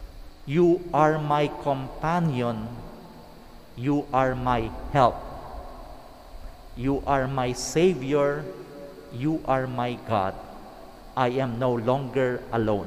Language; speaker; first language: English; non-native, local second language; Pangasinan